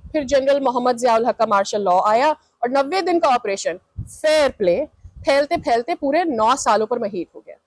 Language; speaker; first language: Urdu; native; Urdu